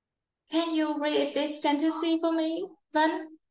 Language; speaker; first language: English; non-native, learner; Vietnamese